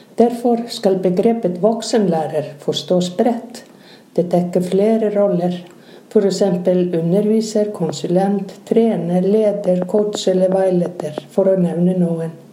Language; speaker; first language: Norwegian; non-native, fluent; Icelandic